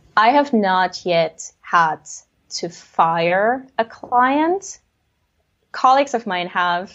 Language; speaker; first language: English; non-native, fluent; German